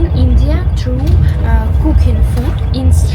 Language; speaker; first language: English; non-native, learner; Russian